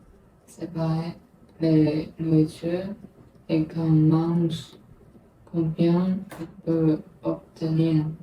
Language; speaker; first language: French; non-native, learner; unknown